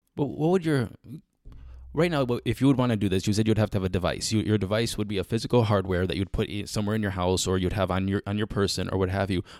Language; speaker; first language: English; native; English